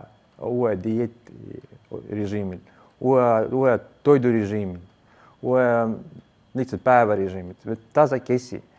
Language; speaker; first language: Estonian; non-native, learner; Russian